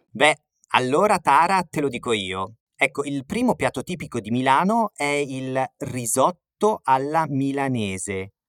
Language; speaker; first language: Italian; native; Italian